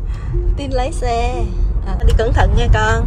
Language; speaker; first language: Vietnamese; native; Vietnamese